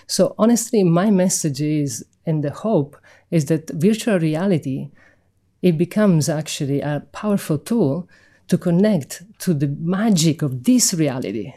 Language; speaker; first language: English; non-native, fluent; Italian